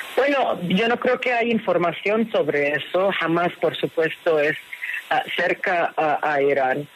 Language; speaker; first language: Spanish; non-native, learner; Arabic